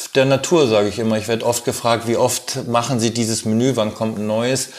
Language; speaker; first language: German; native; German